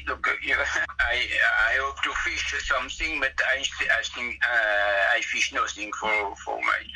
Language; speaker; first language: English; non-native, learner; French